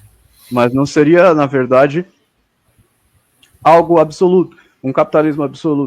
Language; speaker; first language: Portuguese; native; Portuguese